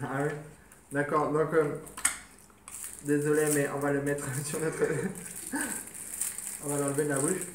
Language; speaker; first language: French; native; French